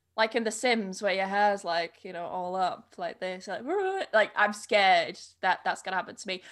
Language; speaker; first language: English; native; English